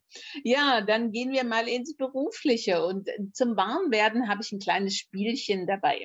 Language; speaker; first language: German; native; German